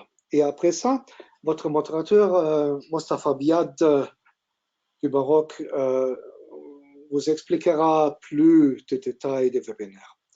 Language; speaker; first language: French; non-native, learner; German